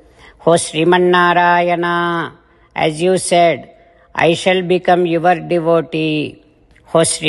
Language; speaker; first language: English; non-native, local second language; Telugu